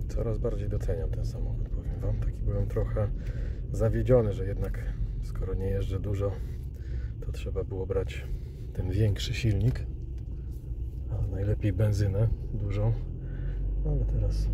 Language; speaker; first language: Polish; native; Polish